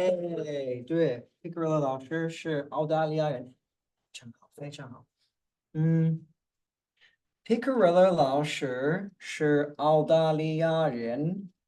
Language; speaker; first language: Chinese; non-native, fluent; English